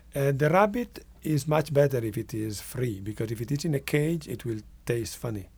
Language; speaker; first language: English; non-native, fluent; Italian